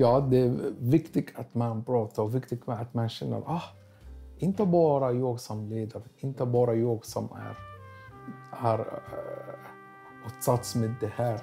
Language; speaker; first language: Swedish; non-native, learner; Arabic